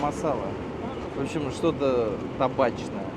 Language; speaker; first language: Russian; native; Russian